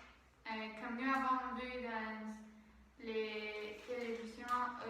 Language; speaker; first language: French; non-native, learner; Spanish